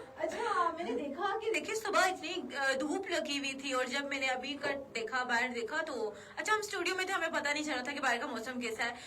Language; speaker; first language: Urdu; native; Urdu